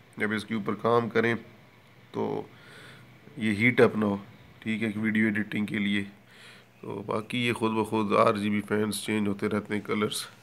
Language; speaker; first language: Urdu; non-native, local second language; Punjabi